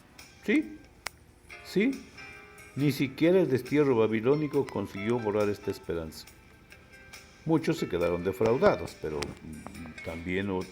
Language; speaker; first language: Spanish; native; Spanish